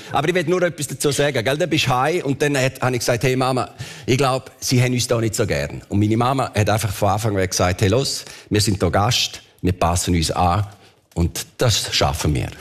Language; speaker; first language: German; early bilingual, other home language; Italian